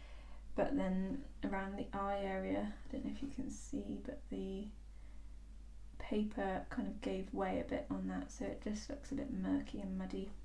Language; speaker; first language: English; native; English